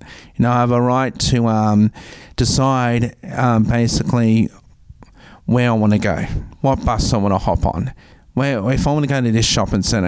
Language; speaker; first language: English; native; English